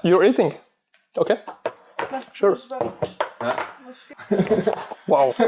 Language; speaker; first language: English; non-native, learner; French